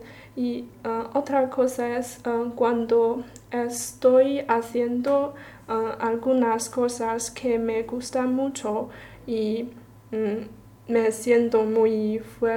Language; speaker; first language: Spanish; non-native, learner; Chinese